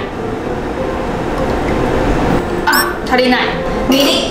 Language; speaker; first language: Japanese; non-native, learner; Chinese